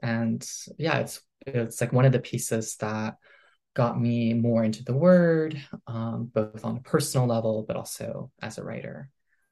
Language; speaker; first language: English; early bilingual, other home language; Min Nan Chinese